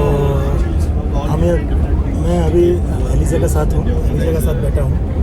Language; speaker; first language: Hindi; non-native, local second language; Bangla